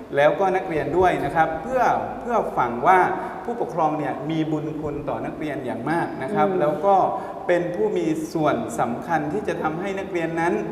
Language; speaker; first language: Thai; native; Thai